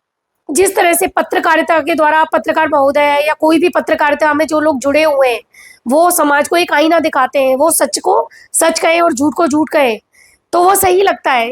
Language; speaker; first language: Hindi; native; Hindi